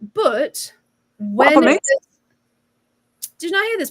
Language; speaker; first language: English; native; English